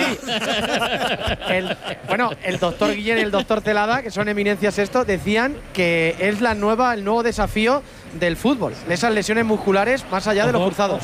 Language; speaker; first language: Spanish; native; Spanish